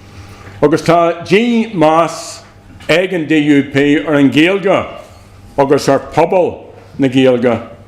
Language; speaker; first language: Irish; non-native, local second language; English